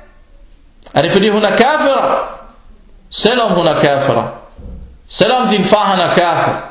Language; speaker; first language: Danish; non-native, local second language; Arabic